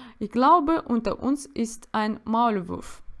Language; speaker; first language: German; non-native, learner; Russian